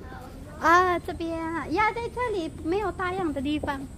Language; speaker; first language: Chinese; non-native, learner; Filipino